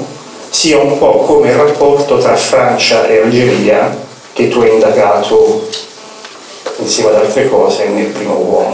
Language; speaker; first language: Italian; native; Italian